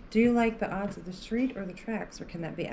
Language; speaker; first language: English; native; English